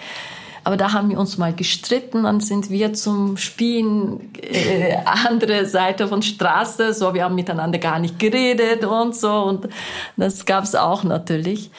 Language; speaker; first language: German; non-native, fluent; Turkish